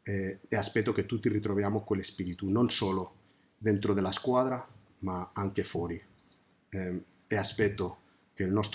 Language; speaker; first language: Italian; non-native, fluent; Spanish